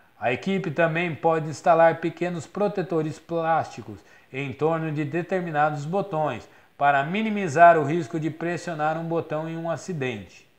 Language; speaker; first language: Portuguese; native; Portuguese